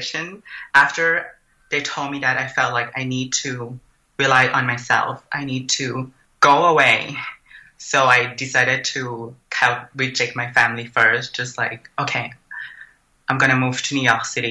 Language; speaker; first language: English; non-native, fluent; Thai